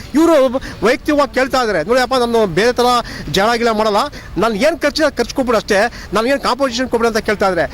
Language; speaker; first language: Kannada; native; Kannada